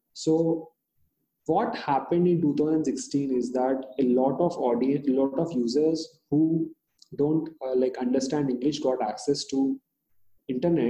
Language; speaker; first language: English; non-native, local second language; Hindi